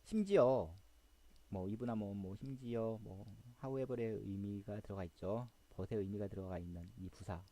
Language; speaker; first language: Korean; native; Korean